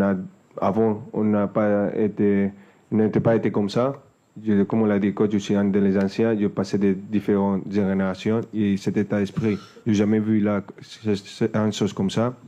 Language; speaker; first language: French; non-native, fluent; Spanish